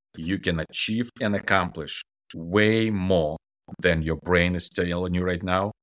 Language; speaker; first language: English; non-native, fluent; Ukrainian